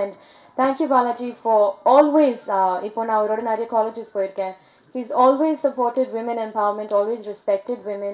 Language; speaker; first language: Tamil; early bilingual, heritage; English